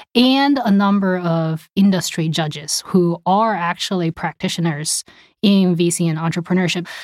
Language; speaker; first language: English; early bilingual, other home language; Chinese